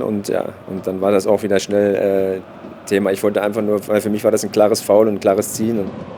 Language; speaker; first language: German; native; German